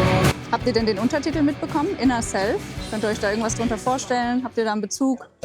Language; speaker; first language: German; native; German